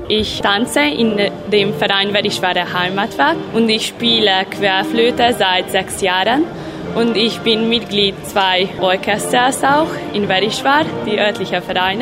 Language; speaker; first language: German; non-native, local second language; Hungarian